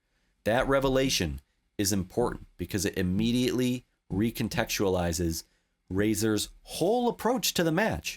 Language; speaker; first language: English; native; English